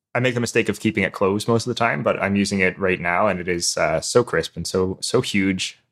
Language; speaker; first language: English; native; English